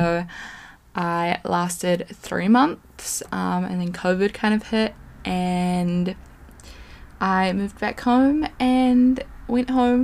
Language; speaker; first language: English; native; English